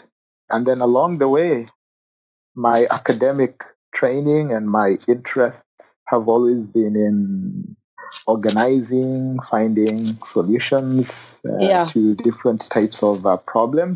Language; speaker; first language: English; non-native, local second language; Kinyarwanda